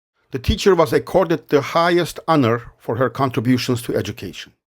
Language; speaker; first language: English; non-native, fluent; Turkish